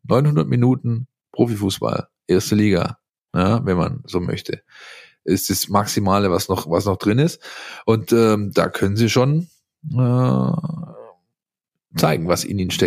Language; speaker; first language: German; native; German